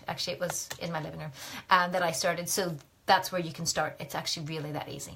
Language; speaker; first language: English; native; English